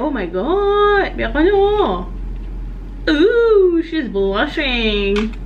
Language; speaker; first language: English; non-native, local second language; Malay